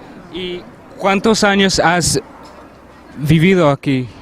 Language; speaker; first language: Spanish; early bilingual, heritage; Spanish